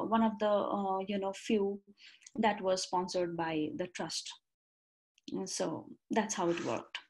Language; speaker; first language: English; non-native, local second language; Bangla